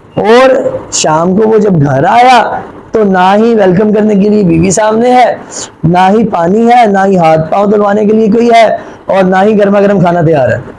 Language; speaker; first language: Urdu; non-native, local second language; Punjabi